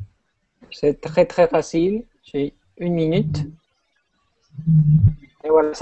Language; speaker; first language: French; non-native, fluent; Spanish